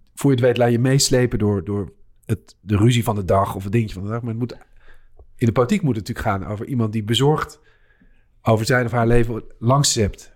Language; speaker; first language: Dutch; native; Dutch